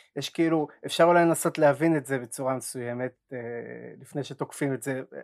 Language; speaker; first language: Hebrew; early bilingual, other home language; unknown